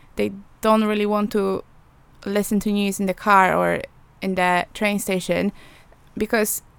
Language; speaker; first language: English; non-native, fluent; Polish